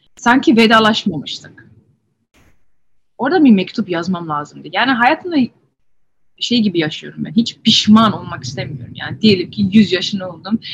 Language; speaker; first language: Turkish; early bilingual, heritage; Turkish